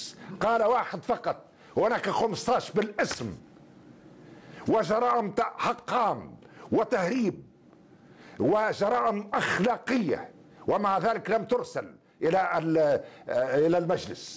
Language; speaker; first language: Arabic; native; Arabic